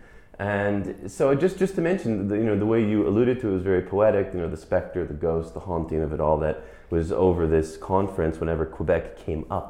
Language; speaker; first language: English; native; English